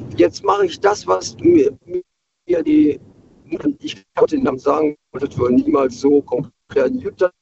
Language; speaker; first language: German; native; German